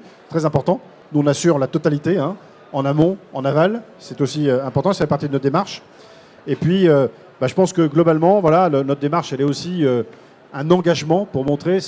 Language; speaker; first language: French; native; French